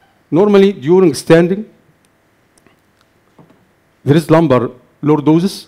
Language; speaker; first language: English; non-native, fluent; Arabic